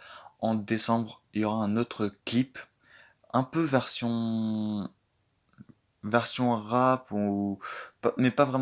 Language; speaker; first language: French; native; French